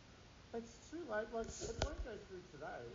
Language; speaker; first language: English; native; English